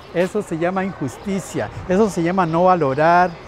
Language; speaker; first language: Spanish; native; Spanish